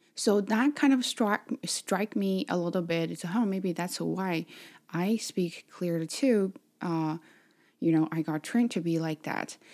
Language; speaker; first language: English; non-native, fluent; Chinese